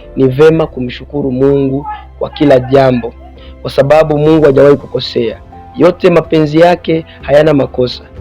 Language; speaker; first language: Swahili; non-native, local second language; Rundi